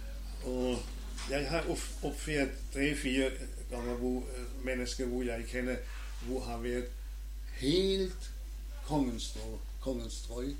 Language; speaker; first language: Danish; non-native, learner; German